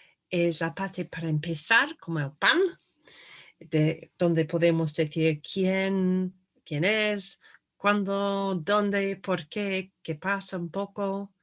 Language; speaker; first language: Spanish; non-native, fluent; English